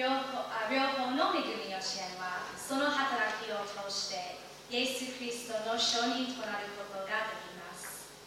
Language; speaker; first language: Japanese; non-native, fluent; English